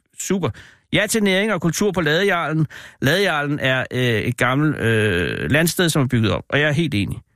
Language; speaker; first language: Danish; native; Danish